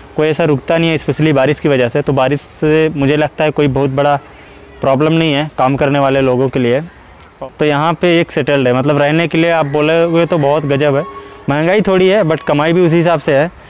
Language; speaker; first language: Hindi; native; Hindi